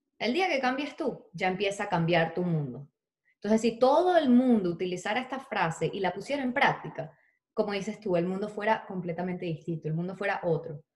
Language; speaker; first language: Spanish; native; Spanish